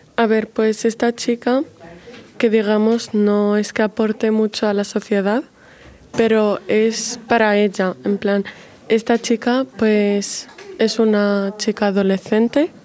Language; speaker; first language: Spanish; native; Spanish